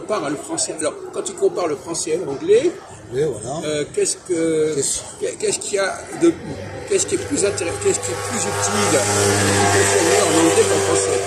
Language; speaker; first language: French; native; French